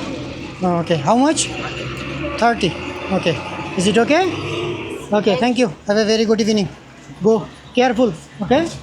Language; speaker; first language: English; non-native, fluent; Bangla